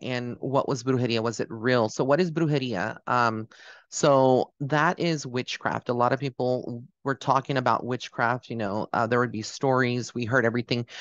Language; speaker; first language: English; early bilingual, other home language; Spanish